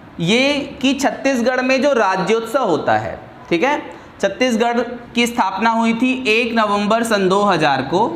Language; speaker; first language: Hindi; native; Hindi